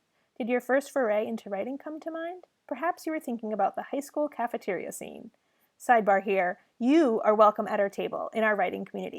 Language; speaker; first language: English; native; English